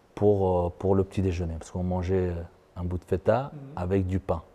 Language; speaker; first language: French; non-native, fluent; Persian